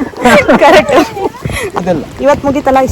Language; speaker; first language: Kannada; native; Kannada